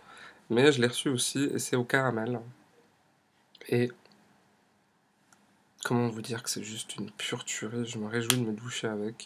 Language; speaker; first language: French; native; French